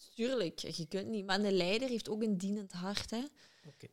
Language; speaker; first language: Dutch; native; Dutch